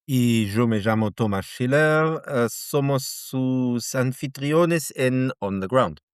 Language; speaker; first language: Spanish; non-native, learner; German